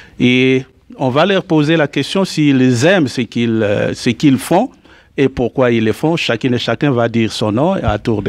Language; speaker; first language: French; native; French